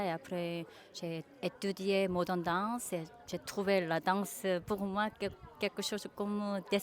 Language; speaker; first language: French; non-native, learner; Korean